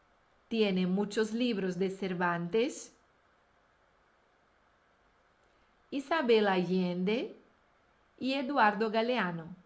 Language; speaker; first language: Spanish; non-native, fluent; Portuguese